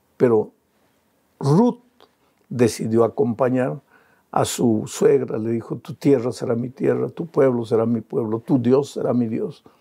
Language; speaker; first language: Spanish; native; Spanish